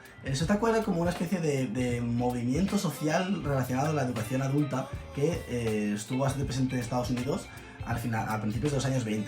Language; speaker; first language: Spanish; native; Spanish